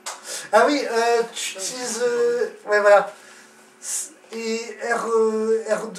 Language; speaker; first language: French; native; French